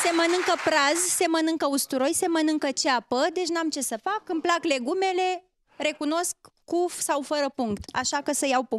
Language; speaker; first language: Romanian; native; Romanian